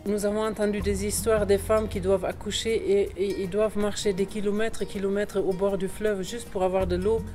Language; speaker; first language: French; non-native, fluent; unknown